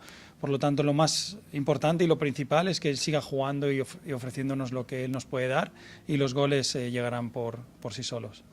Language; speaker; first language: Spanish; native; Spanish